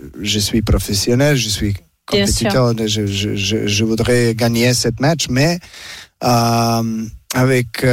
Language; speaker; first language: French; non-native, learner; Serbian